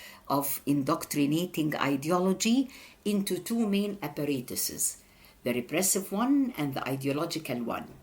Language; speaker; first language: English; non-native, fluent; Arabic